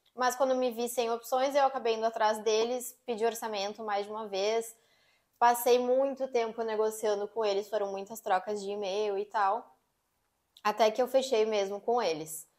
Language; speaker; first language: Portuguese; native; Portuguese